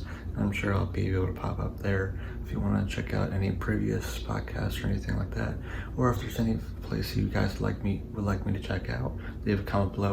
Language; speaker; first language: English; native; English